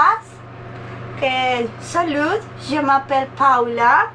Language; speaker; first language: French; non-native, learner; Spanish